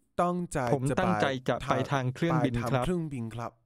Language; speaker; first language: Thai; non-native, learner; English